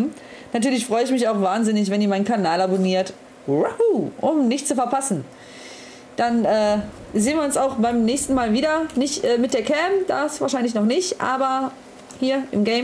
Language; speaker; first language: German; native; German